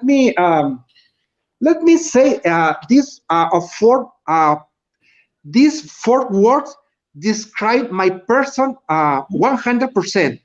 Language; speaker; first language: English; non-native, learner; Spanish